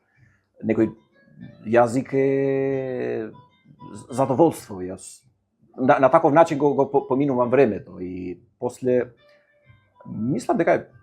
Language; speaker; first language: Macedonian; non-native, fluent; Albanian